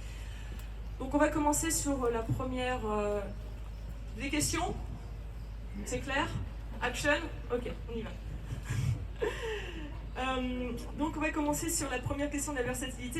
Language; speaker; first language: French; native; French